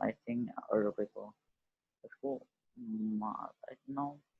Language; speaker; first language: English; non-native, learner; Indonesian